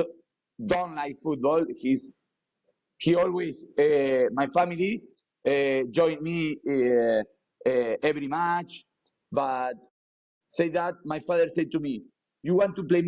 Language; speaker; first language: English; non-native, learner; Spanish